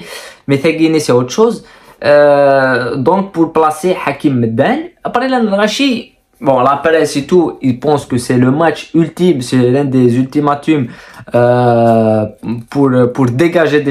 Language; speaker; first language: French; non-native, local second language; Kabyle